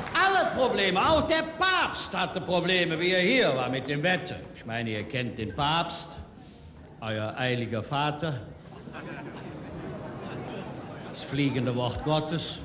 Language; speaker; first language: German; native; German